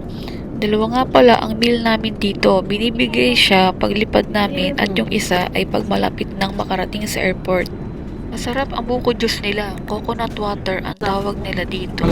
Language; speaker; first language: Filipino; native; Filipino